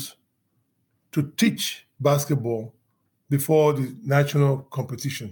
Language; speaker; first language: English; non-native, local second language; Yoruba